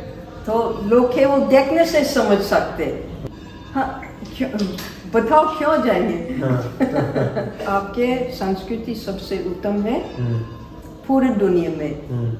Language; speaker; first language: Hindi; non-native, fluent; English